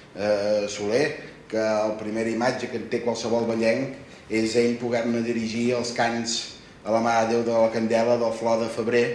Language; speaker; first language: Catalan; native; Catalan